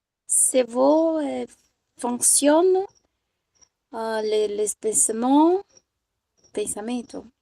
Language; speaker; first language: French; non-native, learner; Portuguese